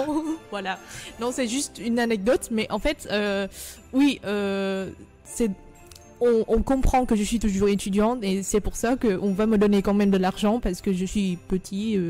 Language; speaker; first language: French; non-native, fluent; Vietnamese